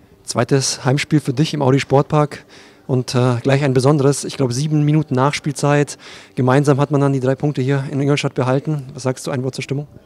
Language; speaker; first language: German; native; German